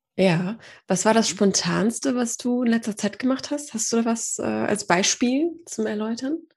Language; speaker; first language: German; early bilingual, other home language; Polish